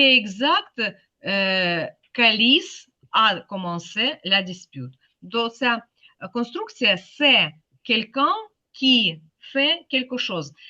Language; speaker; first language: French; non-native, fluent; Ukrainian